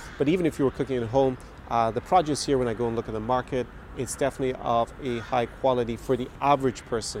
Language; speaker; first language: English; native; English